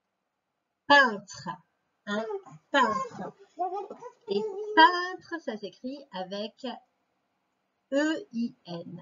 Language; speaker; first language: French; native; French